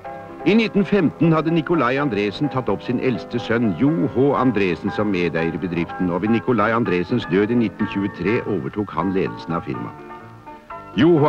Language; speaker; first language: Norwegian; native; Norwegian